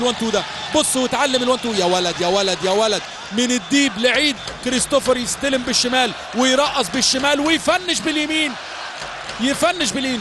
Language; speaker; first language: Arabic; native; Arabic